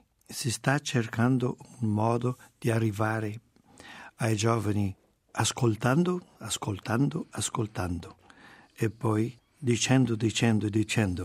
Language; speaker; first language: Italian; non-native, fluent; Portuguese